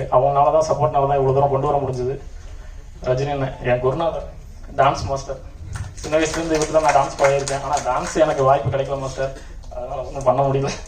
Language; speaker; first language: Tamil; native; Tamil